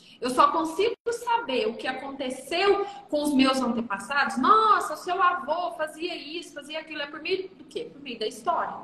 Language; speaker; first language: Portuguese; native; Portuguese